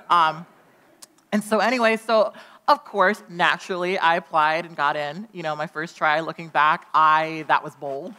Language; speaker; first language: English; native; English